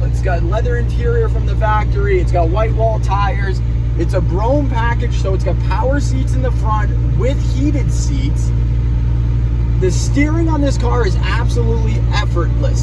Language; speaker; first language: English; native; English